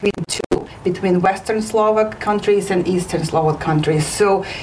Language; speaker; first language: English; non-native, fluent; Ukrainian